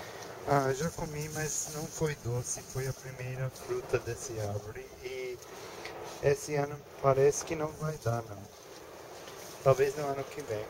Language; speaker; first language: Portuguese; non-native, learner; English